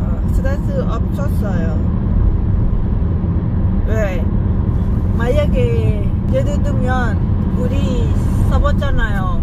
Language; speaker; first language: Korean; non-native, learner; Lao